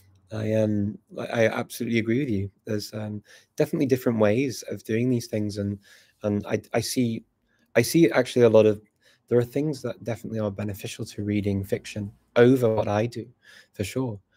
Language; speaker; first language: English; native; English